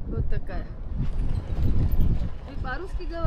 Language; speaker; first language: Russian; non-native, learner; Georgian